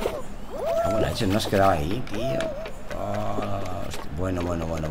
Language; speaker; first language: Spanish; native; Spanish